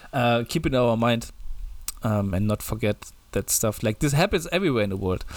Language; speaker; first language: English; non-native, fluent; German